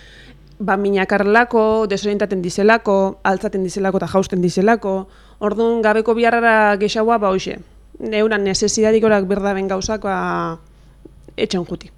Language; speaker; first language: Basque; native; Basque